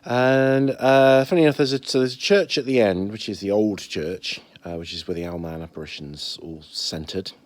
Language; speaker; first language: English; native; English